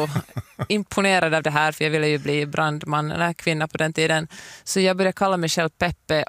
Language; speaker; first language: Swedish; native; Swedish